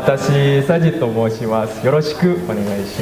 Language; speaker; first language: Japanese; non-native, fluent; Indonesian